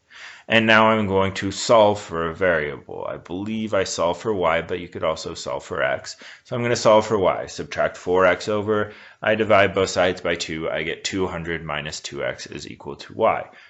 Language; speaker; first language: English; native; English